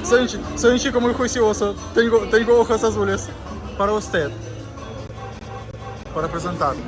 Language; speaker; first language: Spanish; non-native, learner; Russian